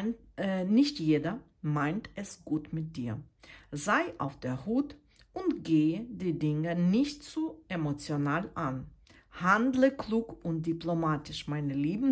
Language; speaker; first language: German; non-native, fluent; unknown